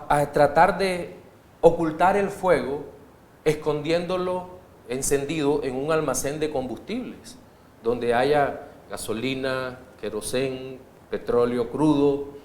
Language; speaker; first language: Spanish; native; Spanish